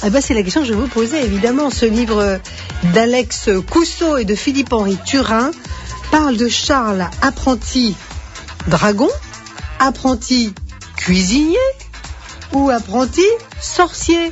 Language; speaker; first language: French; native; French